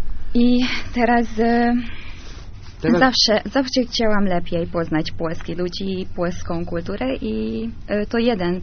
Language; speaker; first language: Polish; non-native, learner; Hungarian